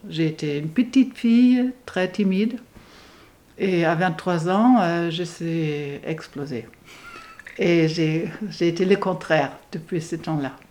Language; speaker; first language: French; non-native, fluent; German